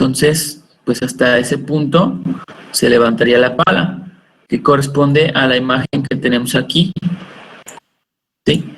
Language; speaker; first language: Spanish; native; Spanish